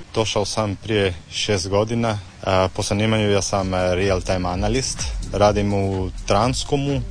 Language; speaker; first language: Croatian; early bilingual, heritage; Croatian